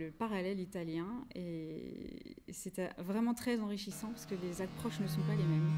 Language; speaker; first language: French; native; French